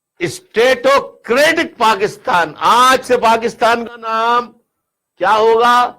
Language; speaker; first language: Urdu; native; Urdu